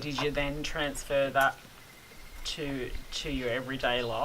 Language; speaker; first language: English; native; English